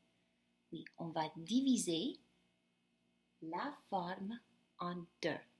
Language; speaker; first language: French; non-native, fluent; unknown